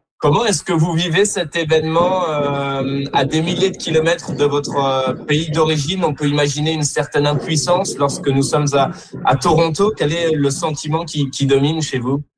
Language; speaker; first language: French; native; French